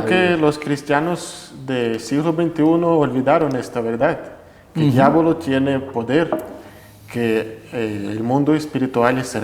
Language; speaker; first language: Spanish; non-native, fluent; Russian